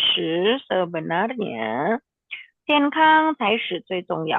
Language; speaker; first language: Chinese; non-native, fluent; Indonesian